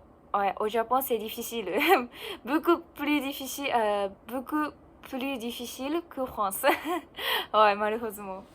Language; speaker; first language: French; non-native, learner; Japanese